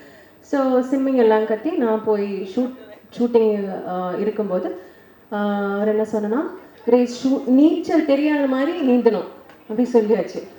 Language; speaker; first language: Tamil; non-native, learner; Malayalam